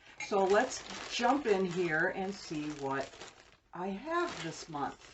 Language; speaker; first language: English; native; English